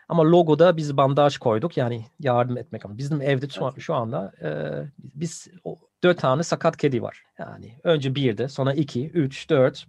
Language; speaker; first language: Turkish; non-native, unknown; German